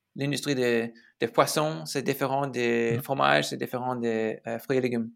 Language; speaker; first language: French; non-native, fluent; English